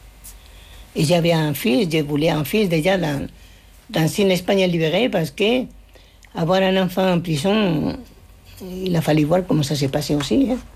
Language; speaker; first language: French; non-native, fluent; Spanish